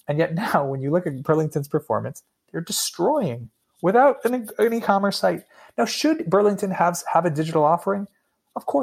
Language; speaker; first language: English; native; English